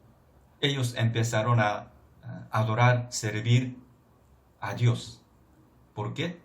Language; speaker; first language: Spanish; non-native, fluent; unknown